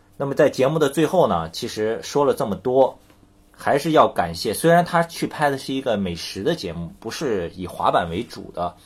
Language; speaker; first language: Chinese; native; Chinese